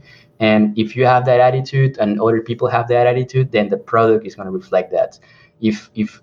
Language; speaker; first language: English; non-native, fluent; Spanish